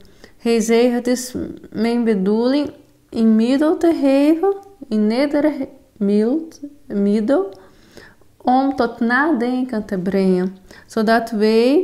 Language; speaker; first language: Dutch; non-native, fluent; Portuguese